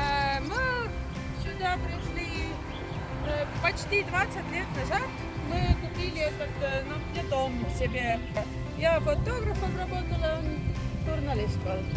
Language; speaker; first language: Russian; non-native, local second language; Estonian